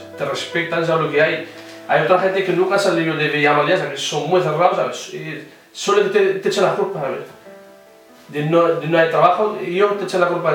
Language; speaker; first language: Spanish; non-native, fluent; Arabic